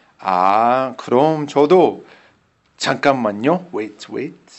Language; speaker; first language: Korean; non-native, learner; English